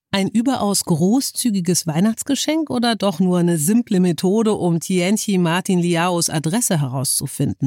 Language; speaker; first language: German; native; German